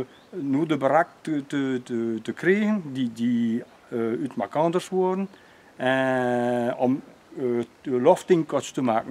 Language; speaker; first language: Dutch; non-native, local second language; French